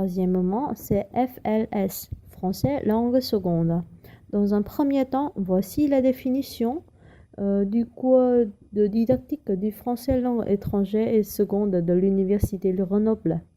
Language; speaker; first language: French; non-native, learner; Vietnamese